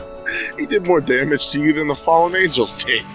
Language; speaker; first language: English; native; English